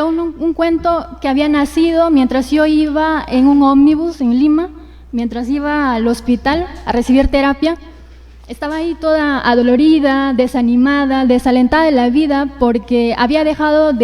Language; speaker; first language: Spanish; native; Spanish